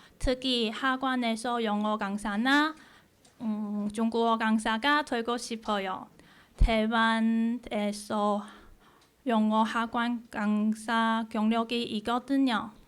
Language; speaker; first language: Korean; non-native, fluent; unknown